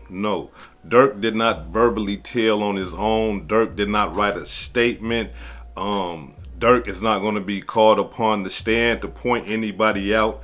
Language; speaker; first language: English; native; English